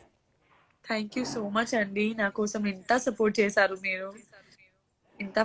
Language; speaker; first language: Telugu; non-native, local second language; Gujarati